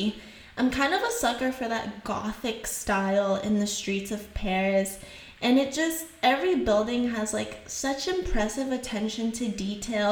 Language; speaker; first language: English; non-native, fluent; French